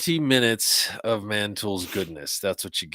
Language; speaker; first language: English; native; English